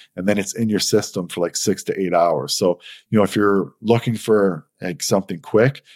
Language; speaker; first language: English; native; English